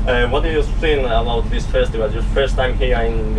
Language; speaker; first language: English; non-native, learner; Spanish